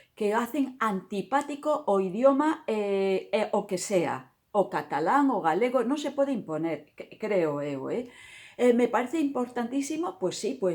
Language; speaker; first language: Galician; non-native, local second language; Spanish